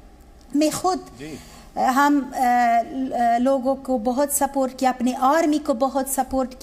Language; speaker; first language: Hindi; non-native, learner; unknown